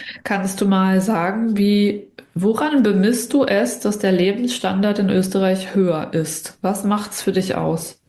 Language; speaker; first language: German; native; German